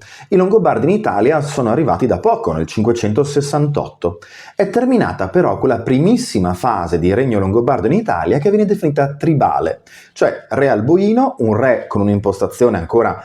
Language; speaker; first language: Italian; native; Italian